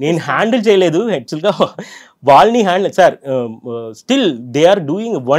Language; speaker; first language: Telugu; non-native, fluent; Tamil